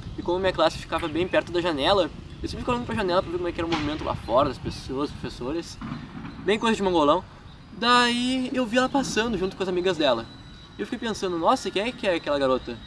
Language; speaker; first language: Portuguese; native; Portuguese